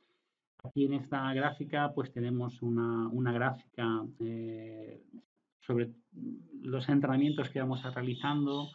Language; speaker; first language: Spanish; native; Spanish